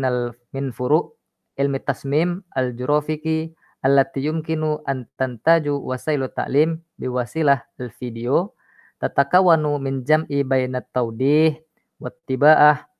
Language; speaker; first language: Arabic; non-native, learner; Indonesian